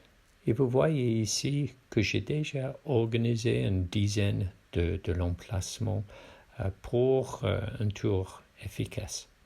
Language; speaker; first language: French; non-native, fluent; English